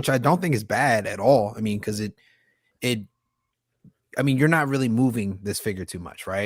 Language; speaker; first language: English; native; English